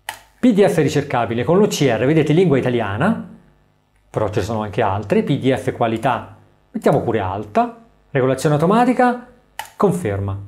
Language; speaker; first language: Italian; native; Italian